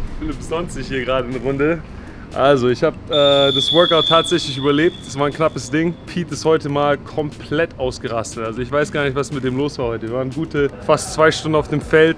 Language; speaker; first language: German; native; German